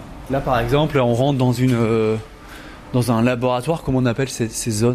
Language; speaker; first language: French; native; French